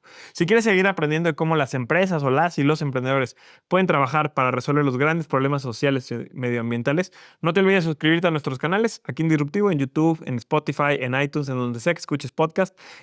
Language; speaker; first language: Spanish; native; Spanish